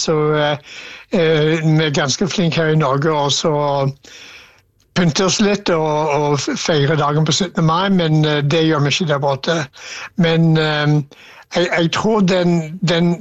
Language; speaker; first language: Norwegian; non-native, fluent; English